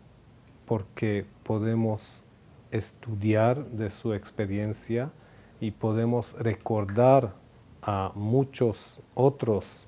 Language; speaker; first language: Spanish; non-native, fluent; Hebrew